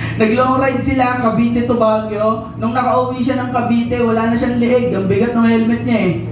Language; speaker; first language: Filipino; non-native, local second language; Cebuano